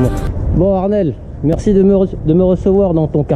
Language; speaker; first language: French; native; French